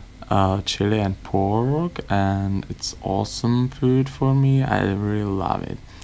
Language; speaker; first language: English; non-native, learner; Czech